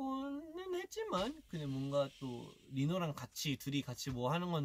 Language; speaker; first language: Korean; early bilingual, heritage; Korean